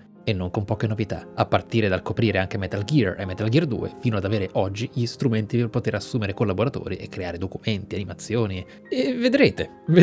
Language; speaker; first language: Italian; native; Italian